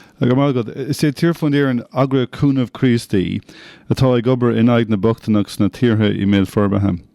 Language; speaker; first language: Irish; non-native, local second language; English